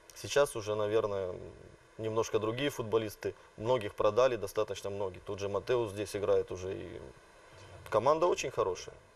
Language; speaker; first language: Russian; native; Russian